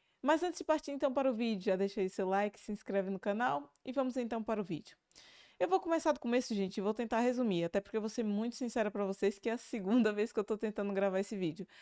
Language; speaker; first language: Portuguese; native; Portuguese